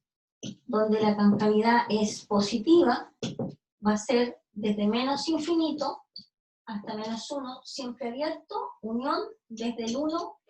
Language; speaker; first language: Spanish; native; Spanish